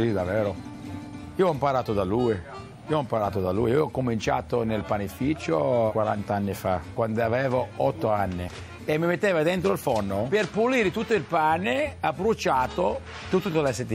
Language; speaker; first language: Italian; early bilingual, heritage; Italian